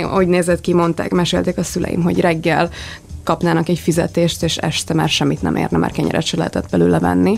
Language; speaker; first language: Hungarian; early bilingual, other home language; Serbian